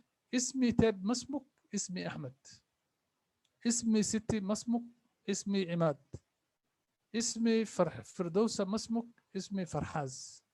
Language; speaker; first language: Arabic; non-native, fluent; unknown